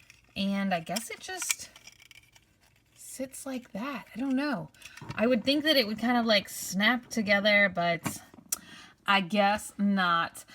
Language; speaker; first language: English; native; English